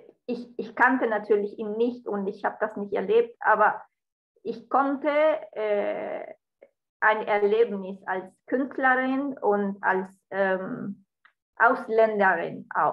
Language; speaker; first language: German; non-native, fluent; Spanish